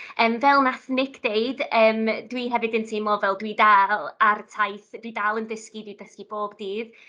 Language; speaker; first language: Welsh; non-native, local second language; Italian